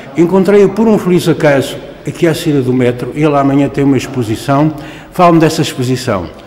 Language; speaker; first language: Portuguese; native; Portuguese